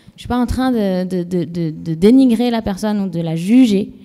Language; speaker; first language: French; native; French